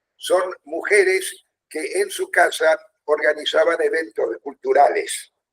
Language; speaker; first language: Spanish; early bilingual, other home language; German